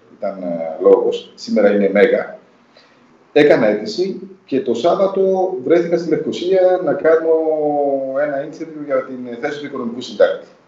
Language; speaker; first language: Greek; native; Greek